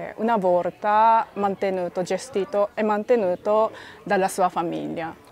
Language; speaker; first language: Italian; non-native, fluent; Lithuanian